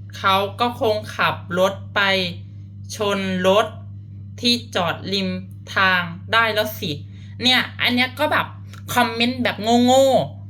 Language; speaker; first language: Thai; non-native, fluent; Lao